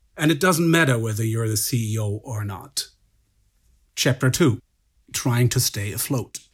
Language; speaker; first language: English; non-native, fluent; German